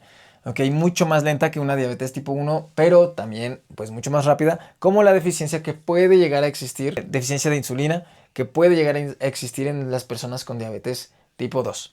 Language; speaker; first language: Spanish; native; Spanish